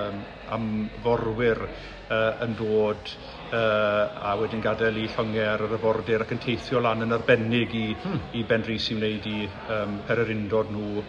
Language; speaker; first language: Welsh; native; Welsh